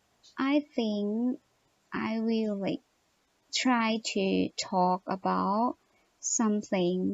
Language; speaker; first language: English; non-native, learner; Thai